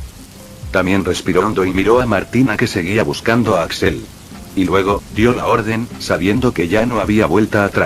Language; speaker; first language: Spanish; native; Spanish